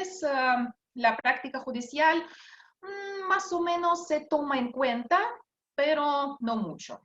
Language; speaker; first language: Spanish; non-native, fluent; Russian